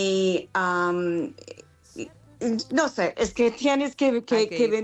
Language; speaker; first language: Spanish; non-native, fluent; English